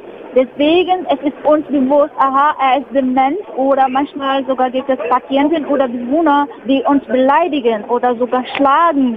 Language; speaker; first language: German; non-native, fluent; Arabic